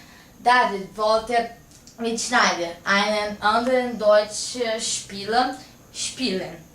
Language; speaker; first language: German; non-native, learner; Portuguese